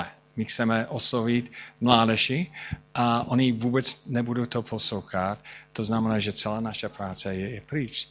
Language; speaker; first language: Czech; non-native, fluent; English